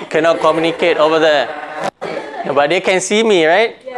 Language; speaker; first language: English; non-native, local second language; Malay